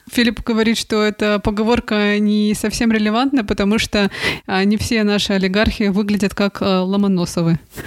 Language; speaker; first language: Russian; native; Russian